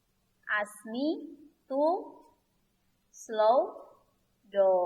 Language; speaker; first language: English; non-native, learner; Indonesian